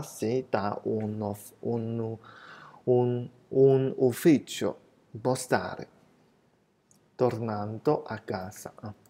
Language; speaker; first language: Italian; non-native, fluent; Chinese